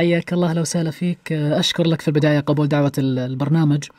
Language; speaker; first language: Arabic; native; Arabic